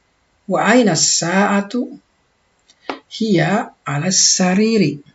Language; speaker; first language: Arabic; non-native, fluent; Indonesian